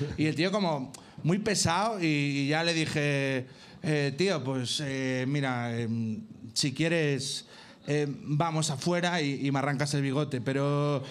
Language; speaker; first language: Spanish; native; Spanish